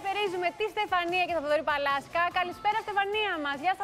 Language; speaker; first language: Greek; native; Greek